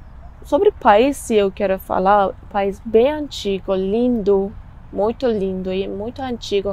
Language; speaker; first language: Portuguese; non-native, learner; Persian